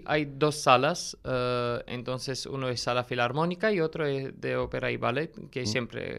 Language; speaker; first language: Spanish; non-native, learner; Armenian